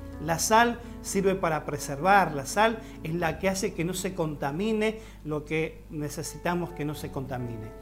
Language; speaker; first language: Spanish; native; Spanish